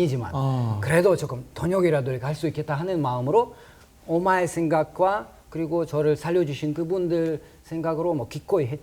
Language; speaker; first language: Korean; non-native, fluent; Russian